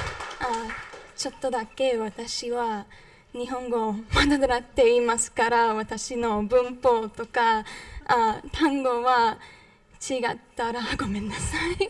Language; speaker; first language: Japanese; non-native, learner; English